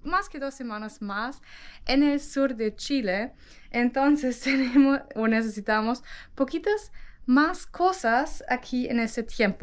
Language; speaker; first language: Spanish; non-native, learner; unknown